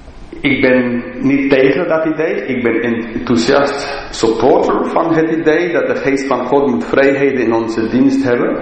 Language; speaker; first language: Dutch; non-native, fluent; English